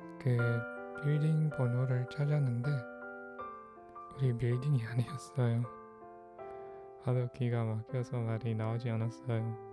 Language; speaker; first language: Korean; non-native, fluent; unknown